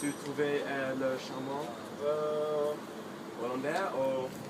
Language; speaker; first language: French; non-native, learner; Dutch